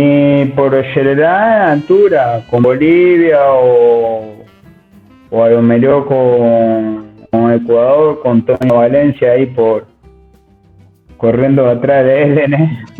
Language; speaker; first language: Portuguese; non-native, learner; Spanish